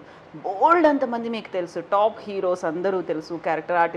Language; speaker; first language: Telugu; native; Telugu